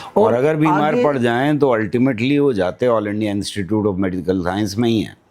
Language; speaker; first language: Hindi; native; Hindi